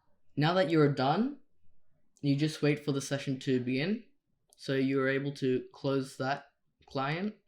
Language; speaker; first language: English; native; English